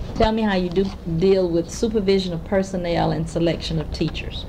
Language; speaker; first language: English; native; English